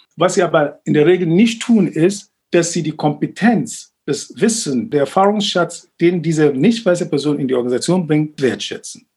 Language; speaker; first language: German; non-native, fluent; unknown